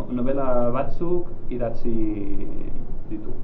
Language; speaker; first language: Basque; non-native, learner; Catalan